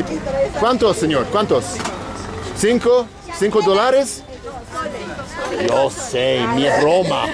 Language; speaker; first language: Spanish; non-native, learner; English